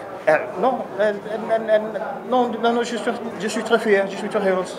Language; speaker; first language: French; non-native, learner; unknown